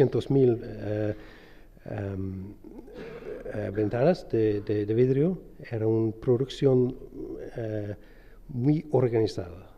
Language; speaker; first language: Spanish; non-native, fluent; English